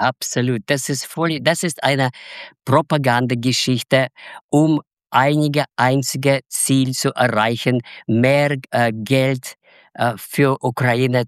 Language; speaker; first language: German; non-native, learner; Russian